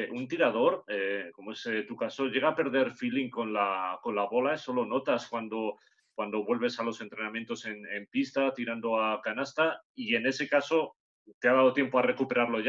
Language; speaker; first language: Spanish; native; Spanish